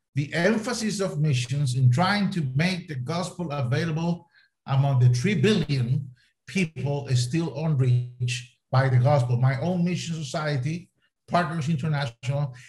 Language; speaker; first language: English; non-native, fluent; Spanish